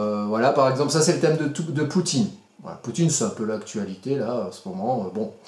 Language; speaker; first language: French; native; French